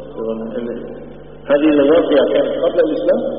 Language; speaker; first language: Swedish; early bilingual, other home language; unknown